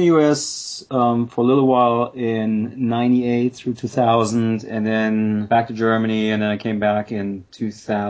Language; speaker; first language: English; non-native, fluent; German